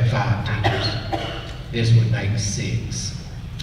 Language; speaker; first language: English; native; English